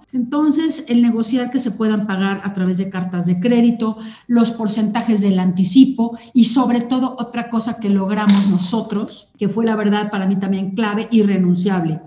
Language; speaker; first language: Spanish; native; Spanish